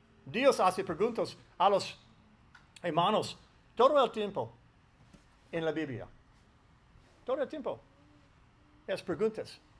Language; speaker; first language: Spanish; non-native, learner; English